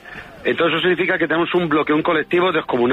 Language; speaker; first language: Spanish; native; Spanish